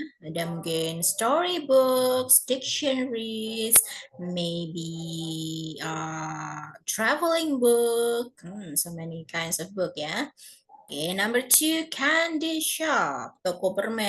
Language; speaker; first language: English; non-native, fluent; Indonesian